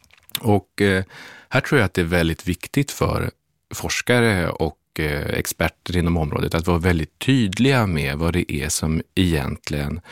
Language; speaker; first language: Swedish; native; Swedish